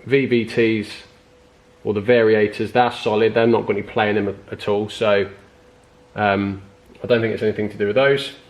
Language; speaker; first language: English; native; English